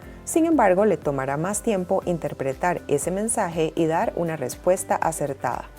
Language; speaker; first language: Spanish; native; Spanish